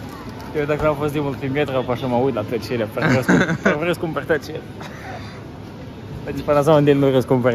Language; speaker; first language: Romanian; native; Romanian